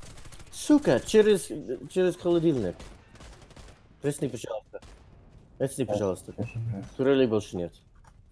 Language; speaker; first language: Russian; non-native, learner; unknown